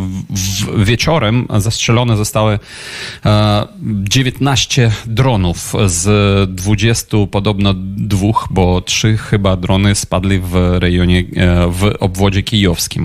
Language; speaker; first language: Polish; non-native, fluent; Ukrainian